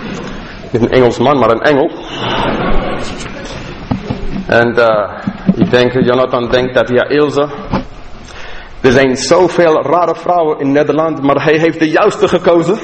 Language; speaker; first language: Dutch; non-native, fluent; English